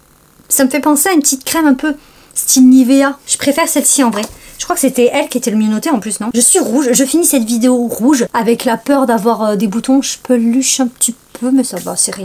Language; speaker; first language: French; native; French